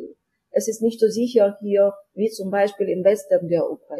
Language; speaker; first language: German; non-native, fluent; Ukrainian